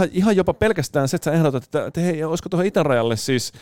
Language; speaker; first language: Finnish; early bilingual, other home language; Italian